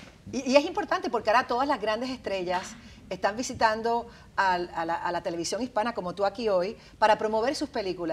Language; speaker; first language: Spanish; native; Spanish